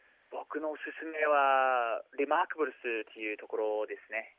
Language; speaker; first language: Japanese; non-native, fluent; English